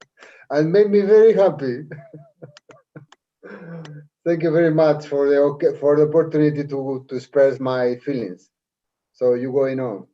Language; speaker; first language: English; non-native, learner; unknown